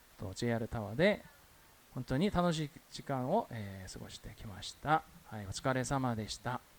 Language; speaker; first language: Japanese; non-native, fluent; Korean